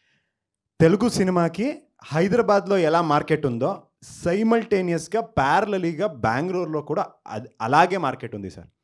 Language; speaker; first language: Telugu; non-native, learner; Kannada